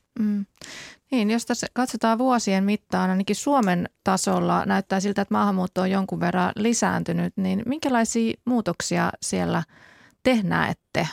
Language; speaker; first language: Finnish; native; Finnish